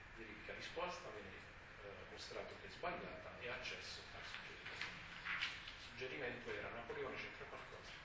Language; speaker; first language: Italian; non-native, fluent; French